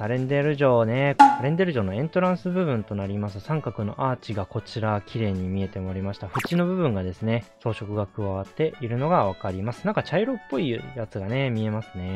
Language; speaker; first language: Japanese; native; Japanese